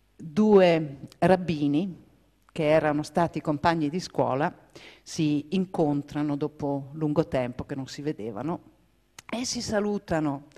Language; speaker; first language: Italian; non-native, fluent; English